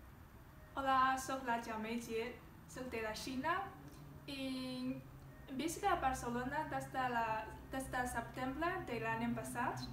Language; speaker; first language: Catalan; non-native, learner; Chinese